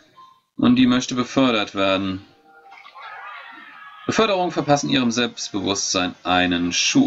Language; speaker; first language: German; native; German